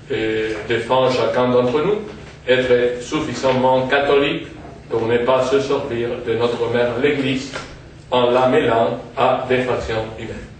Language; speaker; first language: French; non-native, fluent; Spanish